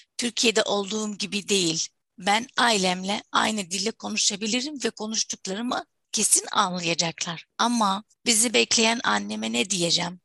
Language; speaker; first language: Turkish; non-native, fluent; Arabic